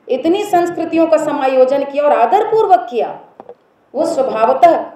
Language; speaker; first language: Hindi; native; Hindi